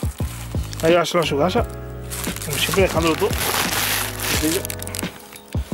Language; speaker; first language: Spanish; native; Spanish